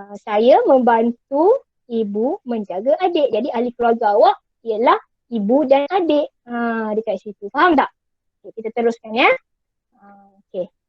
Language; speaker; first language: Malay; native; Malay